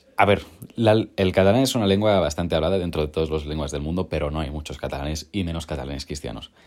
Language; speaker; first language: Spanish; native; Spanish